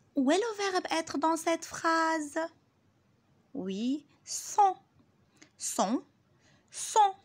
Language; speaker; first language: French; non-native, local second language; Arabic